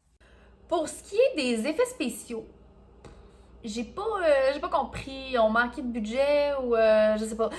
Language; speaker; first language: French; native; French